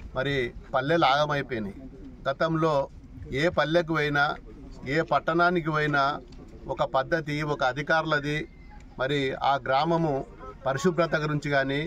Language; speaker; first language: Telugu; non-native, local second language; Lambadi